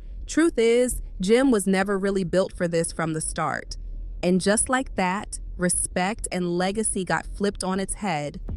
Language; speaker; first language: English; native; English